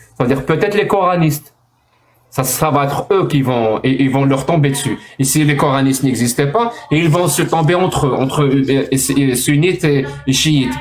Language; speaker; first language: French; non-native, local second language; Arabic